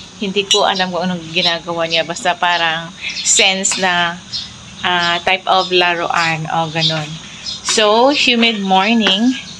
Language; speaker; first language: Filipino; non-native, local second language; Cebuano